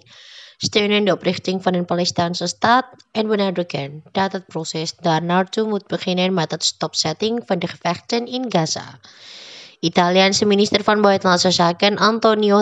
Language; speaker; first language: Dutch; non-native, fluent; Indonesian